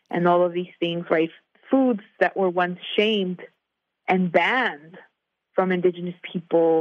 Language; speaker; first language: English; native; English